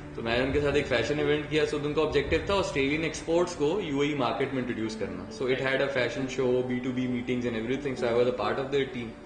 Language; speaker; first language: Urdu; native; Urdu